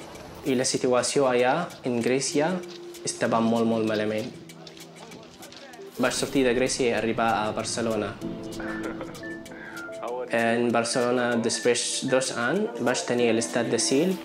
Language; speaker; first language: Catalan; non-native, learner; Arabic